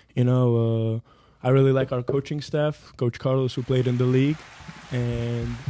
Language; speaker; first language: English; non-native, fluent; Serbian